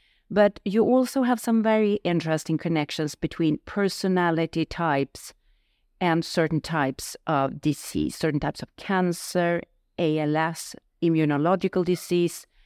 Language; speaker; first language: English; non-native, fluent; Swedish